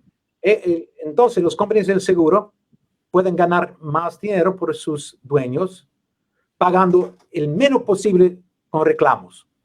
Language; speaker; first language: Spanish; non-native, learner; English